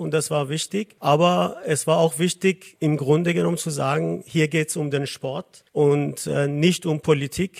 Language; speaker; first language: German; non-native, fluent; Azerbaijani